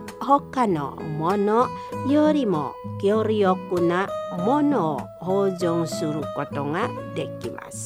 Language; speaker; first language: Japanese; non-native, fluent; Indonesian